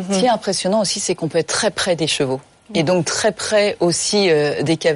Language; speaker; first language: French; native; French